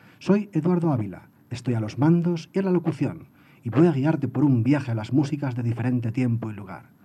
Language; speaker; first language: Spanish; native; Spanish